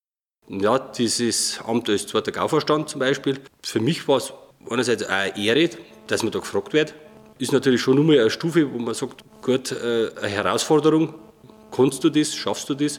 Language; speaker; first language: German; native; German